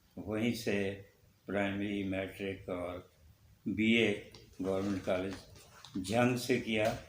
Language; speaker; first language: Urdu; non-native, local second language; Punjabi